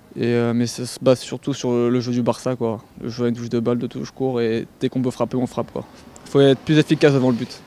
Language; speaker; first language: French; native; French